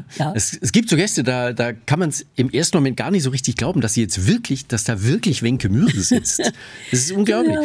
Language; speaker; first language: German; native; German